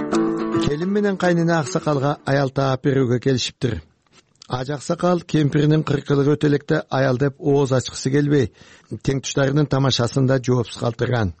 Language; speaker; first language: Kyrgyz; native; Kyrgyz